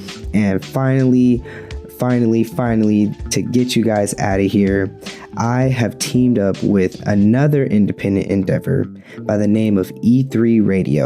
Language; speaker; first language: English; native; English